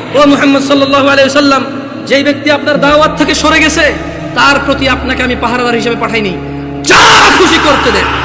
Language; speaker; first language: Bangla; early bilingual, heritage; Bangla